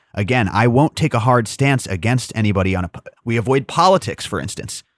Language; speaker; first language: English; native; English